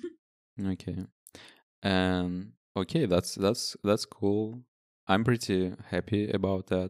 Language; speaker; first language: English; non-native, fluent; Russian